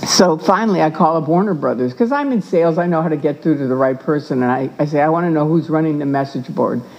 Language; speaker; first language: English; native; English